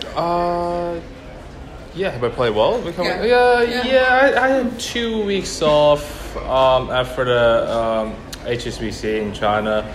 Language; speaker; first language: English; early bilingual, other home language; Korean